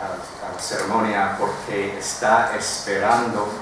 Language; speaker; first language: Spanish; non-native, fluent; English